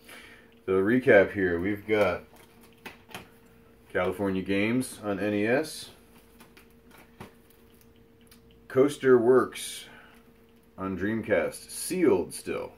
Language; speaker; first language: English; native; English